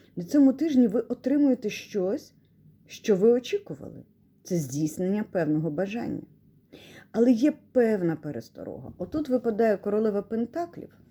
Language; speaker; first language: Ukrainian; non-native, local second language; Russian